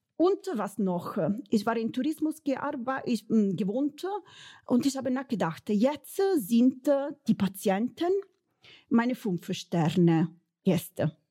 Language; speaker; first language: German; non-native, fluent; Italian